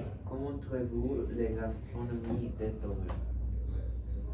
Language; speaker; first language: French; non-native, learner; Spanish